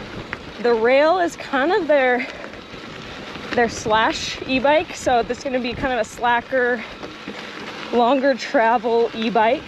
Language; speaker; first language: English; native; English